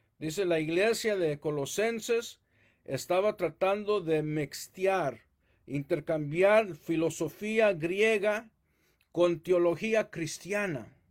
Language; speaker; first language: Spanish; early bilingual, heritage; Spanish